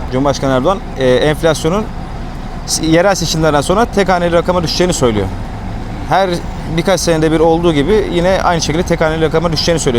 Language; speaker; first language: Turkish; native; Turkish